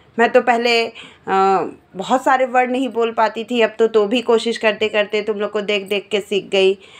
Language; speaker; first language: Hindi; native; Hindi